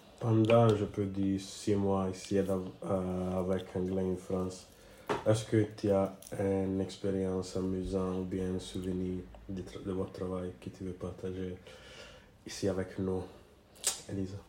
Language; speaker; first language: French; non-native, learner; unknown